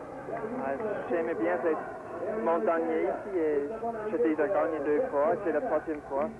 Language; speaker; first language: French; non-native, learner; Swiss German